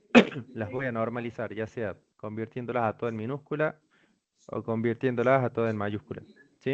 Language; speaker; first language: Spanish; native; Spanish